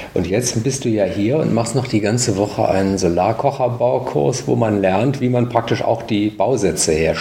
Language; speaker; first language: German; native; German